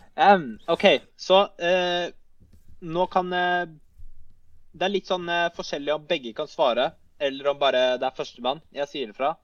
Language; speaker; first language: Norwegian; native; Norwegian